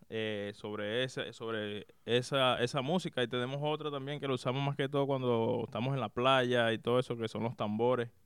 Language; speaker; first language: Spanish; native; Spanish